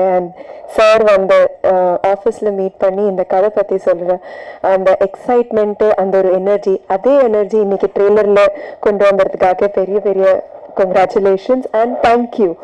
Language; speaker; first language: Tamil; non-native, fluent; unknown